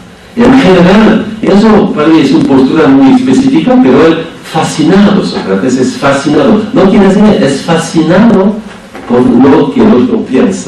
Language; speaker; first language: Spanish; non-native, fluent; French